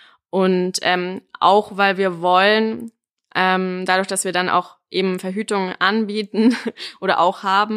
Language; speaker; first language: German; native; German